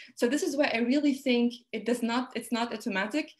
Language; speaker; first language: English; non-native, fluent; Arabic